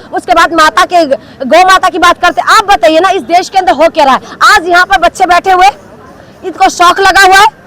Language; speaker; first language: Hindi; non-native, local second language; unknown